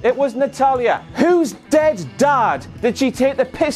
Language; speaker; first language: English; native; English